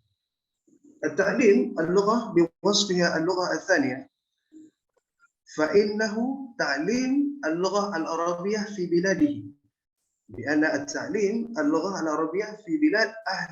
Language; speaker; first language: Arabic; non-native, fluent; Indonesian